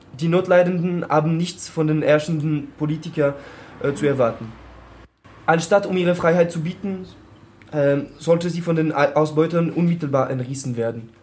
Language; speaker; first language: German; non-native, fluent; French